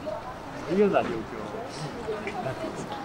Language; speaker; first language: Japanese; native; Japanese